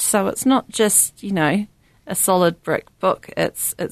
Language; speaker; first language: English; native; English